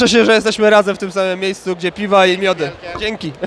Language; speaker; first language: Polish; native; Polish